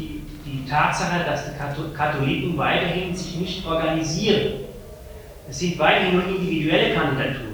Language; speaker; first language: German; native; German